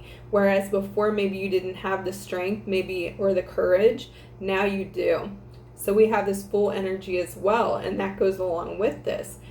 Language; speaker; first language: English; native; English